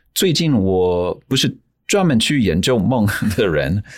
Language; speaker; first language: Chinese; non-native, fluent; English